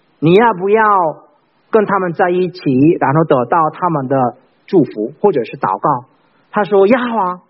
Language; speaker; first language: Chinese; non-native, fluent; Korean